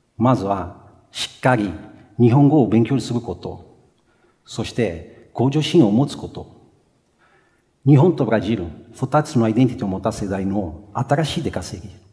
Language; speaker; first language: Japanese; non-native, fluent; Portuguese